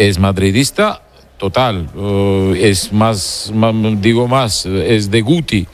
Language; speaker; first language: Spanish; non-native, fluent; Georgian